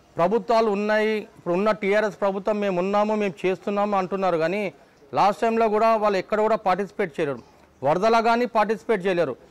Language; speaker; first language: Telugu; native; Telugu